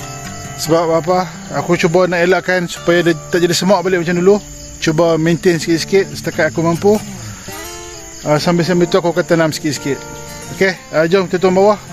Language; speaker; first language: Malay; native; Malay